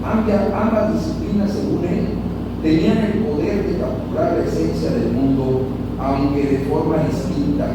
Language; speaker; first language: Spanish; native; Spanish